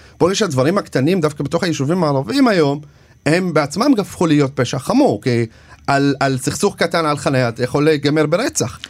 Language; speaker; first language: Hebrew; non-native, local second language; Arabic